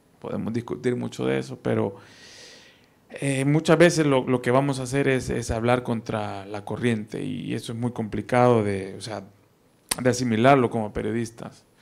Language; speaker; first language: Spanish; native; Spanish